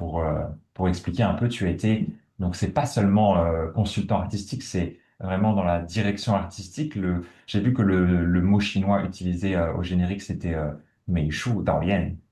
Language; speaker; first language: French; native; French